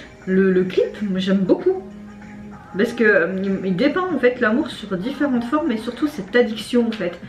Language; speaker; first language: French; native; French